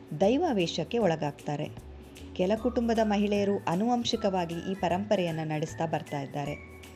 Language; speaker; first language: Kannada; non-native, local second language; Tulu